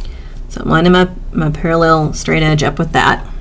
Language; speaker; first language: English; native; English